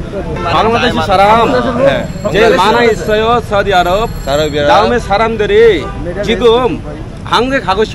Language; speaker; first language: Korean; non-native, learner; Bangla